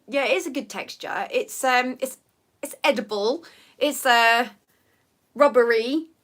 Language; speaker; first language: English; native; English